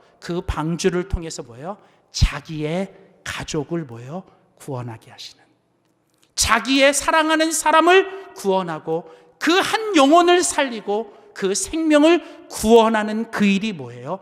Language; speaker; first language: Korean; native; Korean